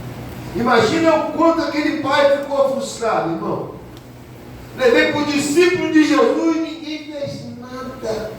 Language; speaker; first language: Portuguese; native; Portuguese